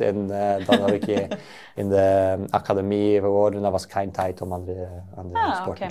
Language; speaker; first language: German; non-native, learner; Norwegian